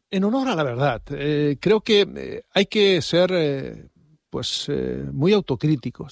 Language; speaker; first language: Spanish; native; Spanish